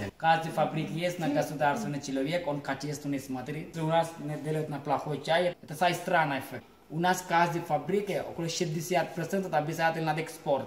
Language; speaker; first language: Russian; non-native, learner; Sinhala